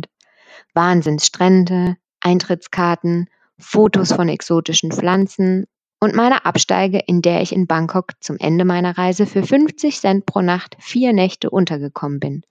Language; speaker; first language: German; native; German